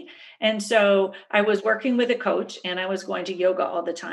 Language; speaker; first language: English; native; English